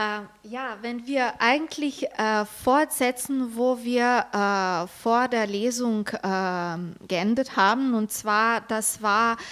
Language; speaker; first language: German; non-native, fluent; Slovenian